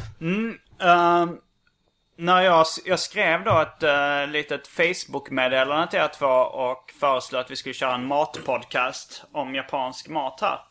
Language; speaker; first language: Swedish; native; Swedish